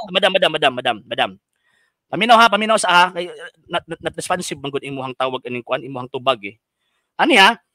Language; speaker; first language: Cebuano; native; Cebuano